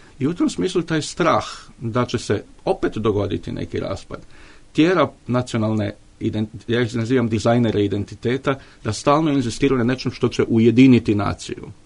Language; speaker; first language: Serbian; native; Serbian